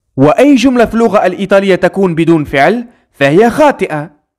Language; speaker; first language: Arabic; native; Arabic